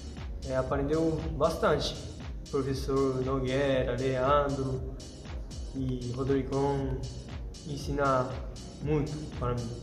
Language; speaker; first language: Portuguese; non-native, learner; Japanese